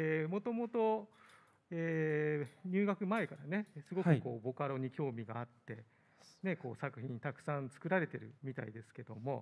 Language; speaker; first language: Japanese; native; Japanese